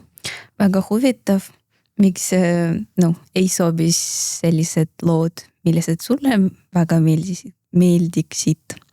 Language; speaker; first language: Estonian; non-native, local second language; Russian